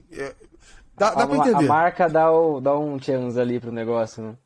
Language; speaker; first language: Portuguese; native; Portuguese